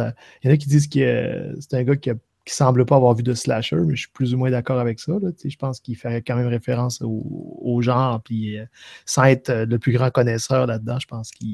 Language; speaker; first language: French; native; French